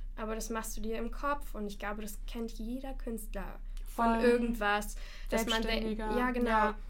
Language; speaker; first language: German; non-native, fluent; Russian